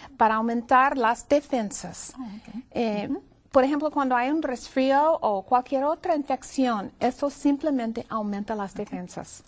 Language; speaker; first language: Spanish; non-native, fluent; English